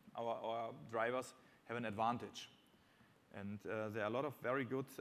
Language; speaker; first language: English; non-native, fluent; German